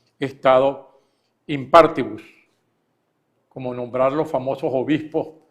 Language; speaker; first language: Spanish; native; Spanish